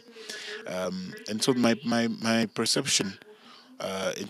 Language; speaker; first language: English; non-native, local second language; Bemba